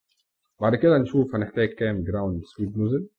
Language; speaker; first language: Arabic; native; Arabic